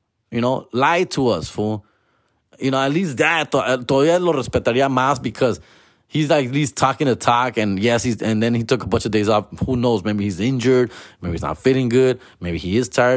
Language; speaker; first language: English; early bilingual, other home language; Spanish